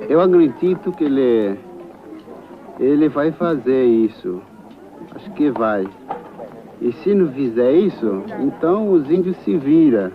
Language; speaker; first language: Portuguese; non-native, local second language; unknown